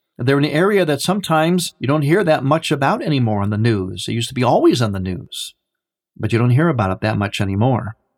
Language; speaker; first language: English; native; English